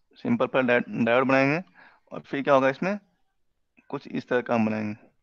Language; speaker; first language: Hindi; native; Hindi